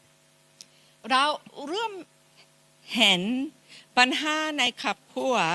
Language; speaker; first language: Thai; non-native, fluent; English